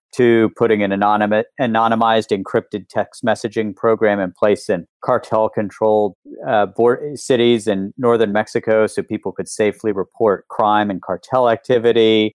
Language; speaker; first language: English; native; English